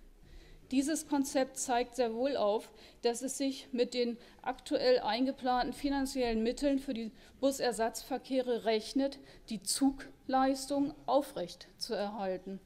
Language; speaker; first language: German; native; German